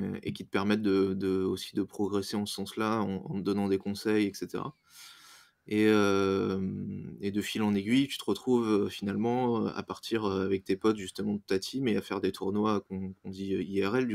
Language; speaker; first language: French; native; French